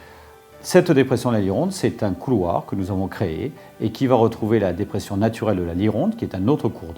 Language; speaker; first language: French; native; French